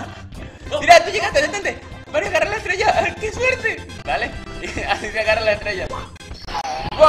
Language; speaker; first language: Spanish; native; Spanish